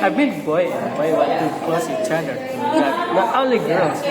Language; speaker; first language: English; non-native, learner; Indonesian